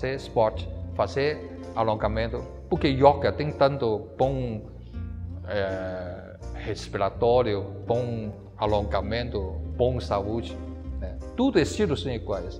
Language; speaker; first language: Portuguese; non-native, learner; Chinese